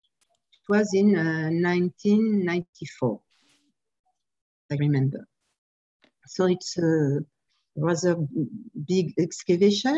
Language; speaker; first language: English; non-native, fluent; French